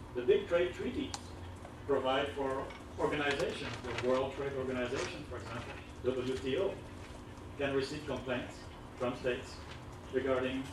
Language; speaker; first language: English; native; English